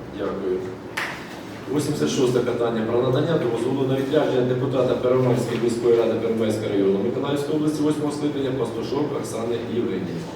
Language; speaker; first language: Ukrainian; native; Ukrainian